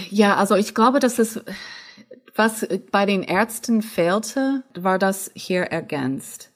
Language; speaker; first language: German; non-native, fluent; English